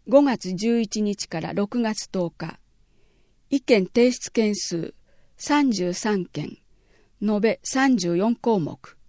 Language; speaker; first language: Japanese; native; Japanese